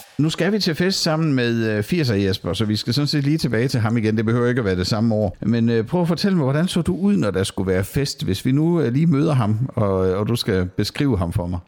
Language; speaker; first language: Danish; native; Danish